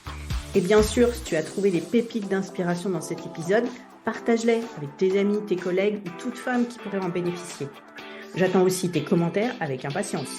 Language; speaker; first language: French; native; French